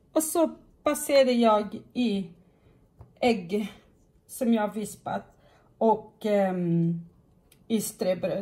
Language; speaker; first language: Swedish; non-native, fluent; Portuguese